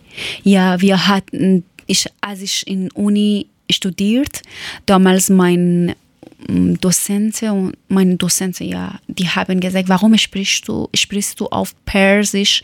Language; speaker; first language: German; non-native, learner; Persian